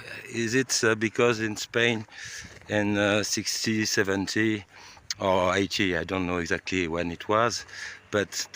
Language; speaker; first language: English; non-native, learner; French